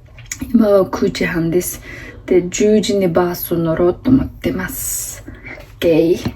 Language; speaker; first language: Japanese; non-native, fluent; Mongolian